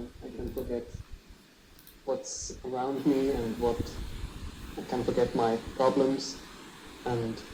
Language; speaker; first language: English; non-native, fluent; Swiss German